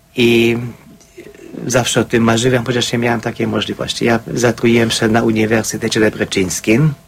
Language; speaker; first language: Polish; non-native, fluent; Hungarian